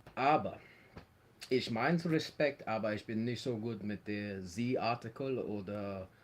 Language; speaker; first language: German; non-native, learner; English